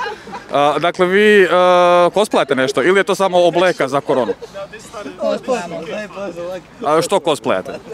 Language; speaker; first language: Croatian; native; Croatian